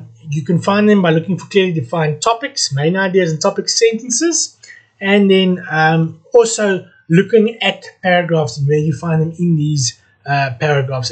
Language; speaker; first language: English; non-native, local second language; Afrikaans